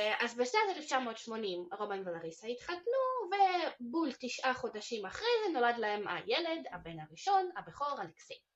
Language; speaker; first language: Hebrew; early bilingual, other home language; Russian